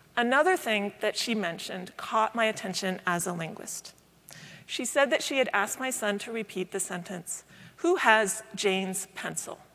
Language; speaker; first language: English; native; English